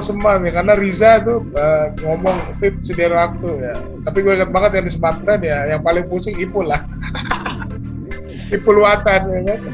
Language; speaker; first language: Indonesian; native; Indonesian